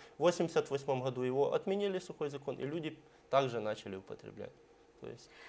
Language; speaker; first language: Russian; native; Russian